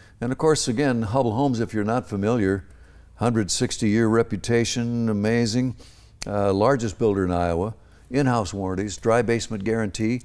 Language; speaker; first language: English; native; English